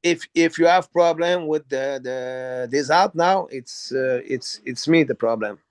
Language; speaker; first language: English; non-native, learner; French